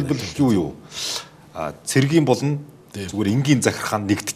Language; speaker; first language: Mongolian; native; Mongolian